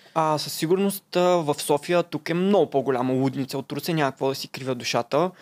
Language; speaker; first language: Bulgarian; non-native, local second language; Turkish